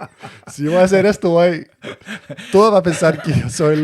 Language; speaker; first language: Spanish; non-native, learner; Danish